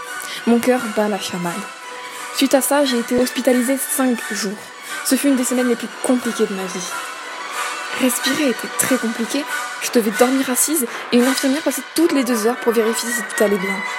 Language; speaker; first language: French; native; French